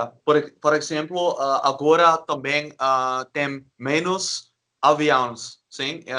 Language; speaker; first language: Portuguese; non-native, learner; Dutch